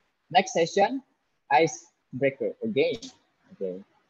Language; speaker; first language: English; non-native, fluent; Indonesian